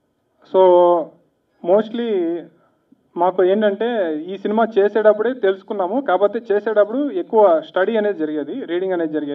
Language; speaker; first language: Telugu; native; Telugu